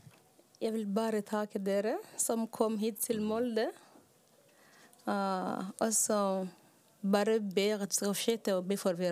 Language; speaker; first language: Norwegian; non-native, learner; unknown